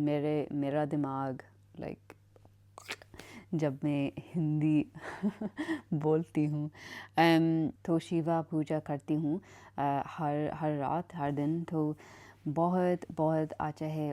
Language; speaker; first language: Hindi; non-native, learner; English